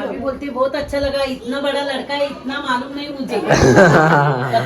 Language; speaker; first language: Hindi; non-native, local second language; Marathi